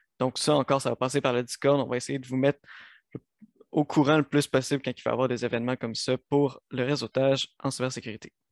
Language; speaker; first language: French; native; French